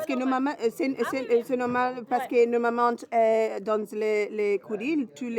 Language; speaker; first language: French; non-native, learner; English